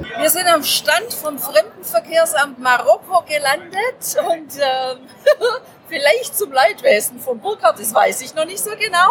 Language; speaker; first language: German; native; German